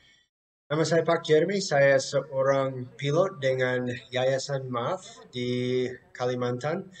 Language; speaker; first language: Indonesian; non-native, fluent; English